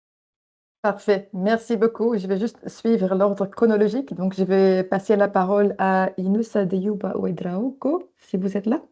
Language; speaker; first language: French; native; French